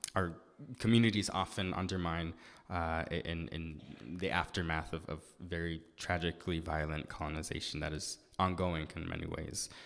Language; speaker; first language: English; native; English